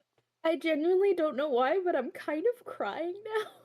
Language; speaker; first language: English; native; English